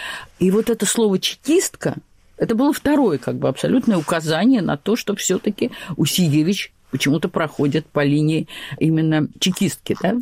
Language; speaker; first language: Russian; native; Russian